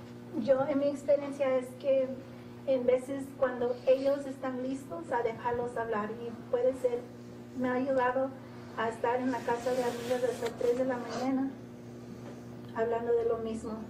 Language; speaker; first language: Spanish; early bilingual, heritage; Spanish